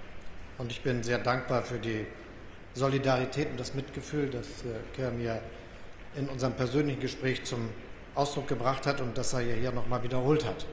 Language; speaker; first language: German; native; German